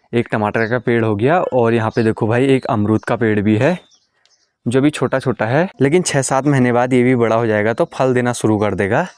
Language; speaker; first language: Hindi; non-native, local second language; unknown